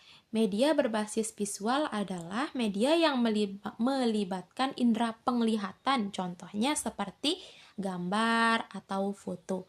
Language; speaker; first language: Indonesian; native; Indonesian